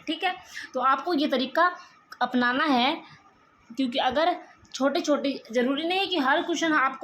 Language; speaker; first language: Hindi; native; Hindi